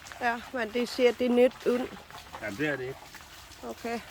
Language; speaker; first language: Danish; non-native, learner; Thai